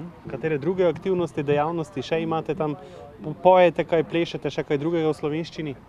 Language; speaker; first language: Slovenian; native; Slovenian